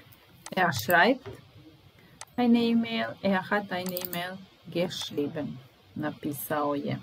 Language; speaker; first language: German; non-native, fluent; Serbian